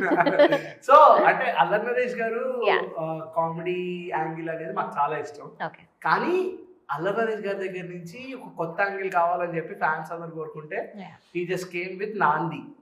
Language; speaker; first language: Telugu; native; Telugu